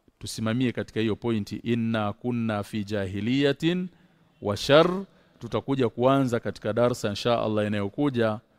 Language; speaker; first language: Swahili; native; Swahili